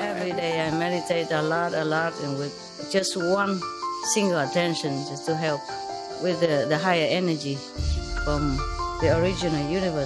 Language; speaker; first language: English; non-native, fluent; Vietnamese